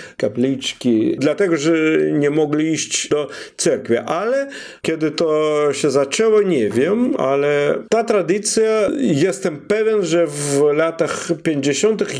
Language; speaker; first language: Polish; non-native, fluent; Russian